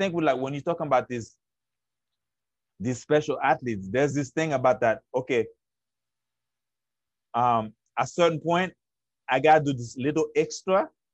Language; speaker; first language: English; early bilingual, other home language; Haitian Creole